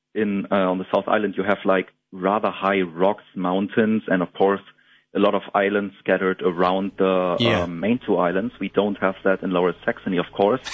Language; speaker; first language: English; non-native, fluent; German